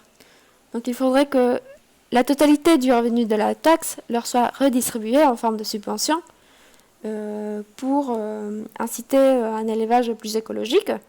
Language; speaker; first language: French; non-native, fluent; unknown